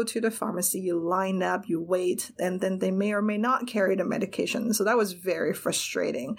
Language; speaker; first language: English; non-native, local second language; Cantonese